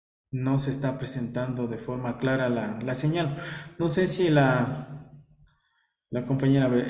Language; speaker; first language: Spanish; native; Spanish